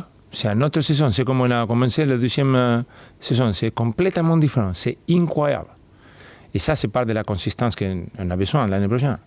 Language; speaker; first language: French; non-native, fluent; Spanish